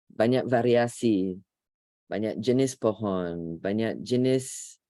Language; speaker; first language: Indonesian; non-native, fluent; English